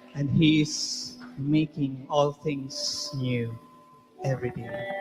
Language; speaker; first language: English; non-native, local second language; Filipino